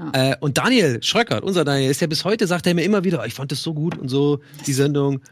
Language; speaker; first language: German; non-native, fluent; English